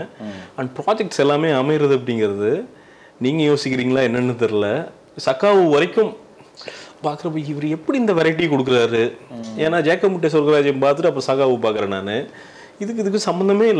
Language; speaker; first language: Tamil; native; Tamil